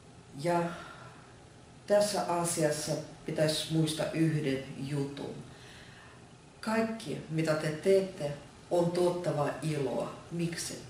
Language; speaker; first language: Finnish; non-native, fluent; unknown